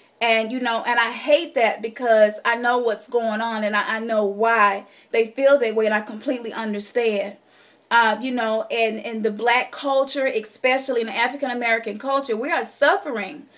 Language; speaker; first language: English; native; English